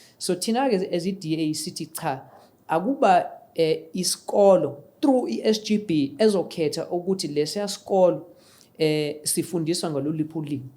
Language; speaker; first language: Zulu; non-native, local second language; English